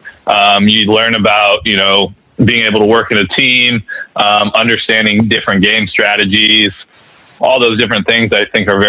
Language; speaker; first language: English; native; English